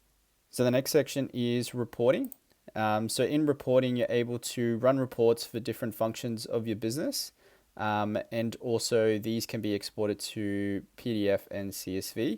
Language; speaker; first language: English; native; English